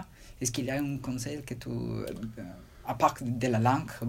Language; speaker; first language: French; non-native, learner; Spanish